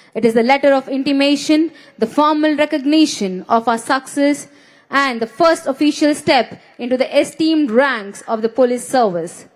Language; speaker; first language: English; non-native, local second language; Telugu